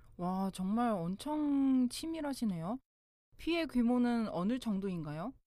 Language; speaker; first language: Korean; non-native, fluent; Chinese